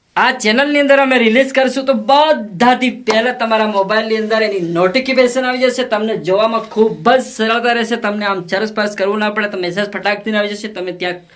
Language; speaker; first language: Gujarati; non-native, local second language; Bhili